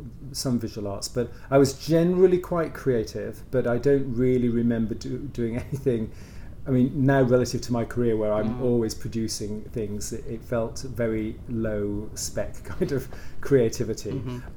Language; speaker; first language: English; native; English